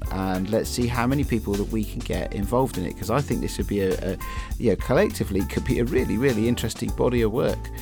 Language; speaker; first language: English; native; English